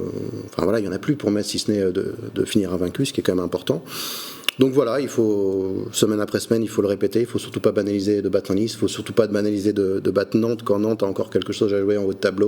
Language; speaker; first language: French; native; French